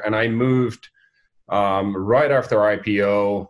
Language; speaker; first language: English; non-native, fluent; Finnish